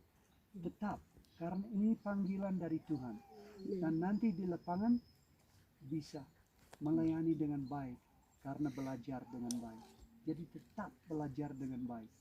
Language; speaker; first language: Indonesian; non-native, fluent; English